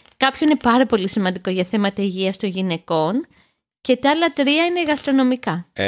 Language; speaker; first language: Greek; native; Greek